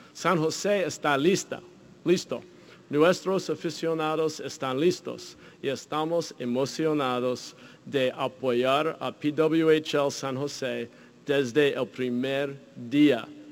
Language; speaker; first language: Spanish; non-native, learner; English